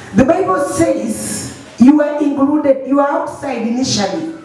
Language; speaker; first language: English; non-native, local second language; Swahili